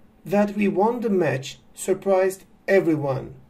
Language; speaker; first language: English; non-native, fluent; Turkish